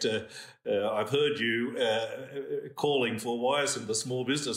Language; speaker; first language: English; native; English